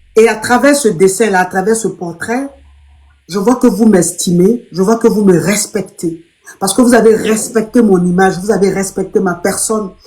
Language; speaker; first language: French; non-native, local second language; Lingala